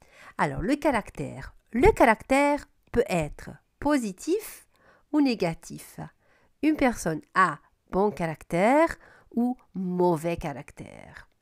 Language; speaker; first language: French; non-native, fluent; Italian